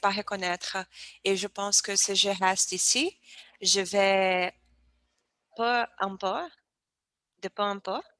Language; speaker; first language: French; non-native, learner; Portuguese